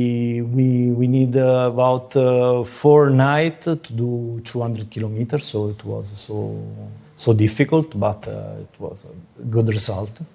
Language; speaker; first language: English; non-native, fluent; Italian